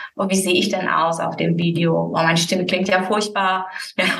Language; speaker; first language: German; native; German